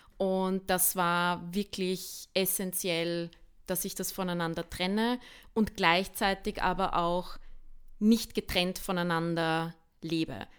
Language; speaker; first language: German; early bilingual, other home language; Bosnian